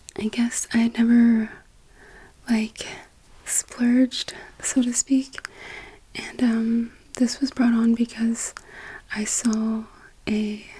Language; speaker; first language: English; native; English